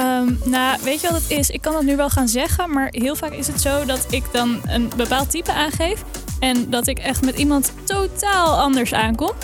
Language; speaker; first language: Dutch; native; Dutch